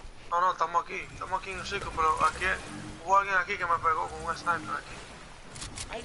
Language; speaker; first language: Spanish; early bilingual, heritage; Spanish